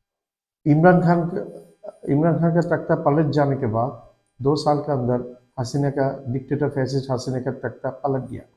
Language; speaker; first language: Hindi; non-native, learner; Bangla